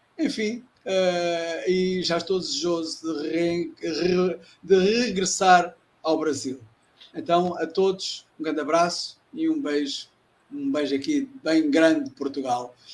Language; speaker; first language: Portuguese; native; Portuguese